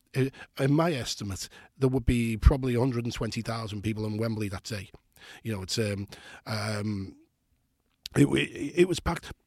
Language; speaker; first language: English; native; English